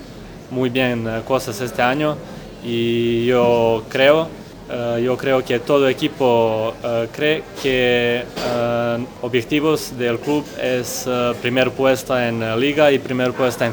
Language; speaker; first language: Spanish; non-native, learner; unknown